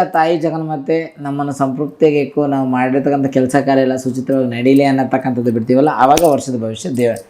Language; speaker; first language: Kannada; native; Kannada